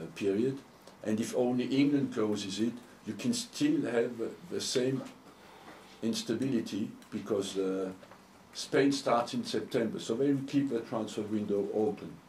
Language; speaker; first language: English; non-native, fluent; French